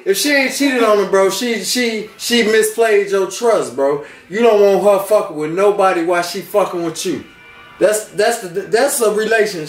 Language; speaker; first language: English; native; English